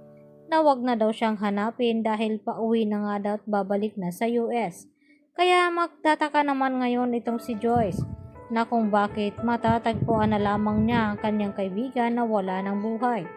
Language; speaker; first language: Filipino; native; Filipino